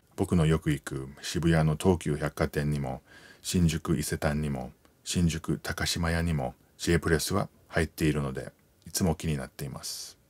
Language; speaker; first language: Japanese; non-native, fluent; English